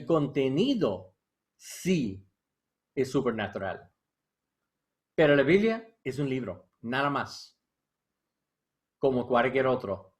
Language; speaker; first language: Spanish; non-native, learner; English